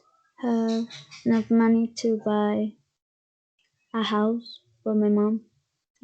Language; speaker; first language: English; non-native, fluent; Spanish